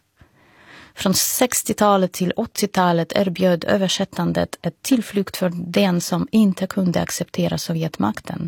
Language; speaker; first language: Swedish; non-native, fluent; Russian